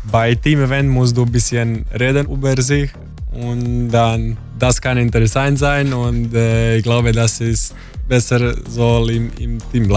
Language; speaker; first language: German; non-native, learner; Croatian